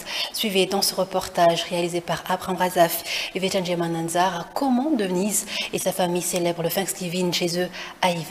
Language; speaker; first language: French; non-native, local second language; Malagasy